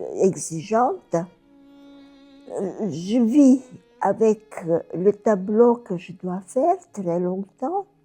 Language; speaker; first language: French; non-native, fluent; Bulgarian